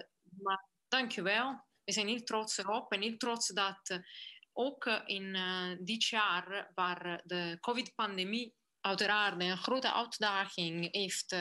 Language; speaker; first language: Dutch; non-native, fluent; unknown